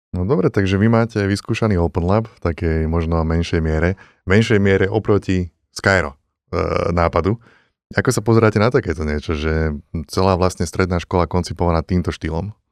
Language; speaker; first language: Slovak; native; Slovak